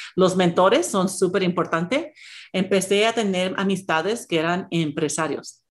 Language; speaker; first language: Spanish; early bilingual, heritage; Spanish